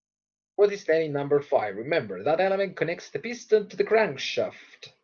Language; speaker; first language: English; non-native, fluent; Spanish